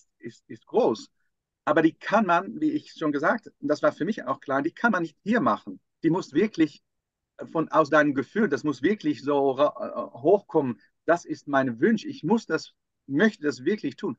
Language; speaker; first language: German; non-native, fluent; Dutch